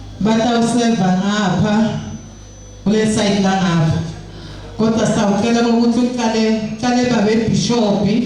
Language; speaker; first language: Zulu; non-native, local second language; Swati